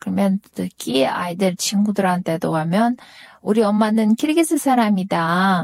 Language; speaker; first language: Korean; non-native, fluent; Kyrgyz